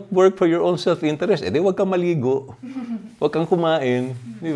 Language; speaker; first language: English; non-native, local second language; Filipino